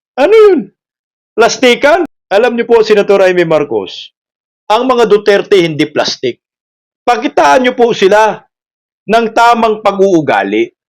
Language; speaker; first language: Filipino; non-native, local second language; Cebuano